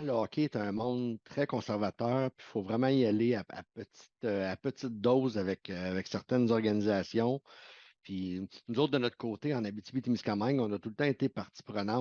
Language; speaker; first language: French; native; French